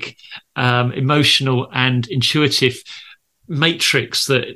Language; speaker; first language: English; native; English